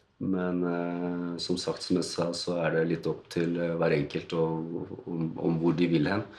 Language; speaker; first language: Norwegian; native; Norwegian